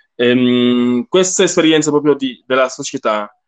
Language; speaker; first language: Italian; non-native, fluent; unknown